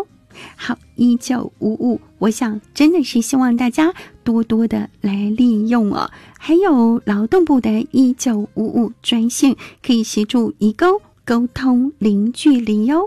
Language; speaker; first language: Chinese; native; Chinese